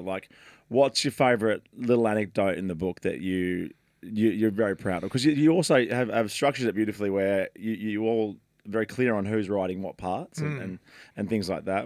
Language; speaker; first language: English; native; English